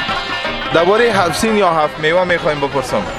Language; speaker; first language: Persian; non-native, local second language; Pashto